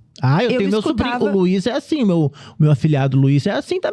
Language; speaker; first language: Portuguese; native; Portuguese